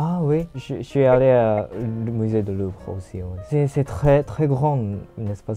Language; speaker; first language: French; non-native, learner; Japanese